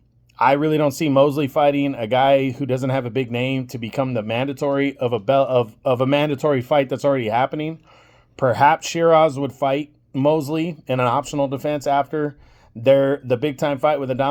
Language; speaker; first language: English; native; English